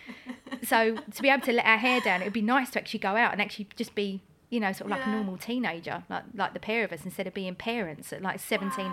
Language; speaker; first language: English; native; English